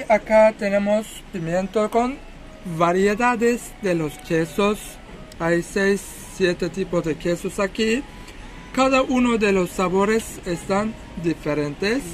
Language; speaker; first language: Spanish; non-native, fluent; Turkish